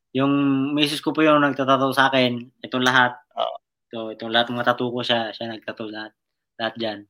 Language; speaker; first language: Filipino; non-native, local second language; Cebuano